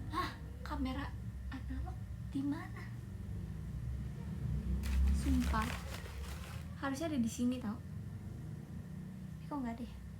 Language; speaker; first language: Indonesian; native; Indonesian